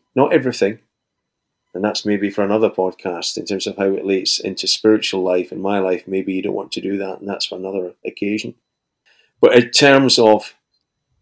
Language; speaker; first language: English; native; English